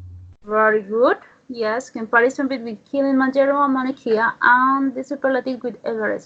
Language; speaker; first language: English; non-native, learner; Spanish